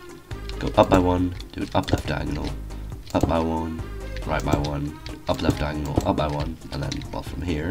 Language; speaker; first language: English; native; English